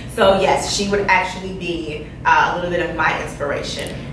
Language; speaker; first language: English; native; English